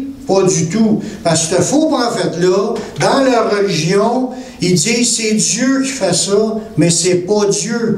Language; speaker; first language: French; native; French